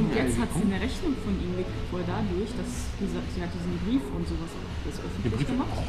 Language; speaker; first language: German; non-native, learner; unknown